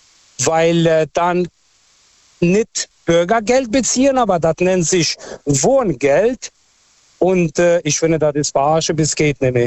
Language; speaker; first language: German; non-native, fluent; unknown